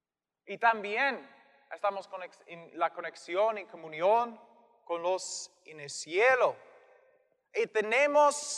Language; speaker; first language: Spanish; non-native, fluent; English